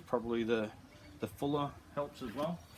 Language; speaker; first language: English; native; English